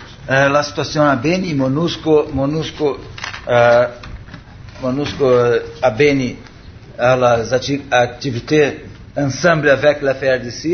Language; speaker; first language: French; non-native, learner; Portuguese